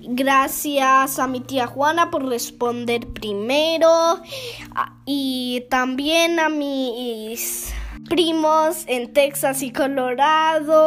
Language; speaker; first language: Spanish; early bilingual, heritage; Spanish